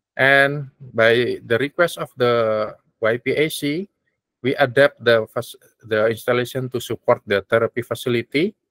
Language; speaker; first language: English; non-native, learner; Indonesian